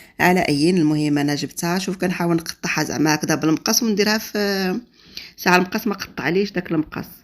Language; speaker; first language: Arabic; native; Arabic